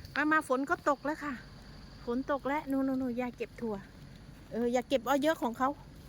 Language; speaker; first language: Thai; native; Thai